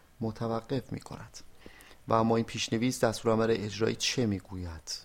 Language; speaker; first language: Persian; native; Persian